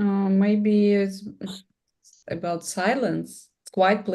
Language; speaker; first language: English; non-native, learner; Russian